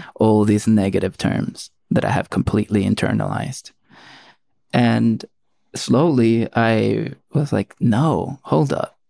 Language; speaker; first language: English; early bilingual, other home language; Spanish